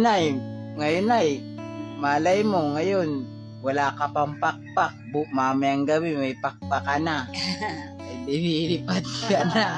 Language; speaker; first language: Filipino; non-native, local second language; Cebuano